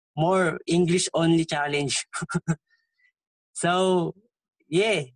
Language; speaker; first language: English; non-native, local second language; Filipino